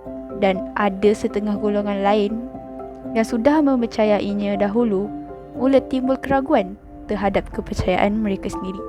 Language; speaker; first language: Malay; native; Malay